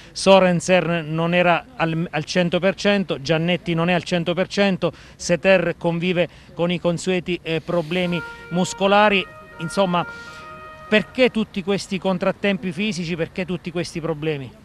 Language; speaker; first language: Italian; native; Italian